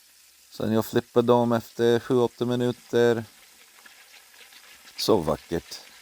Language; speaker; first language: Swedish; non-native, fluent; English